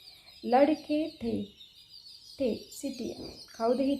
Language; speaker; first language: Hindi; non-native, fluent; Sinhala